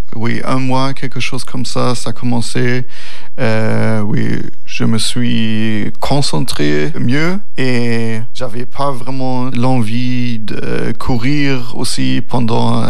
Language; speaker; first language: French; non-native, learner; German